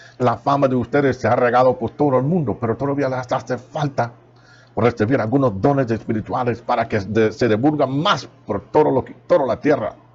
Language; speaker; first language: Spanish; non-native, fluent; English